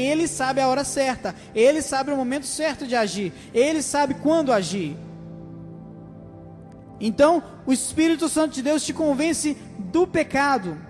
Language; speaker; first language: Portuguese; native; Portuguese